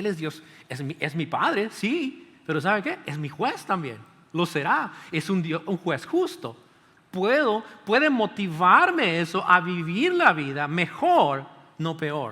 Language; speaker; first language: Spanish; native; Spanish